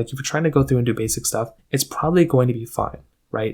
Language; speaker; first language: English; native; English